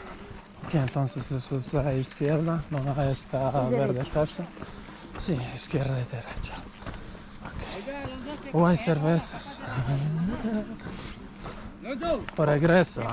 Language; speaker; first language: Spanish; non-native, learner; Croatian